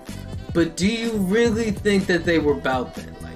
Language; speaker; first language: English; native; English